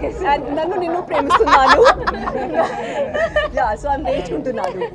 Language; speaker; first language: Telugu; non-native, learner; Hindi